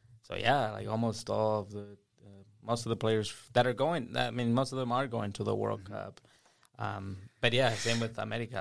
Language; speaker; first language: English; native; English